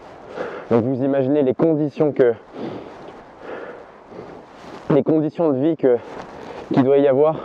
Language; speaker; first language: French; native; French